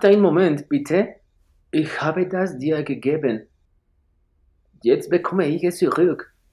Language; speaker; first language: German; non-native, learner; Spanish